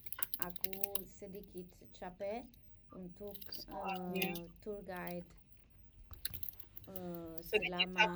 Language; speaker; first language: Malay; non-native, learner; English